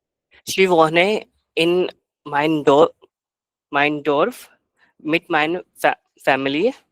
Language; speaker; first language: German; non-native, learner; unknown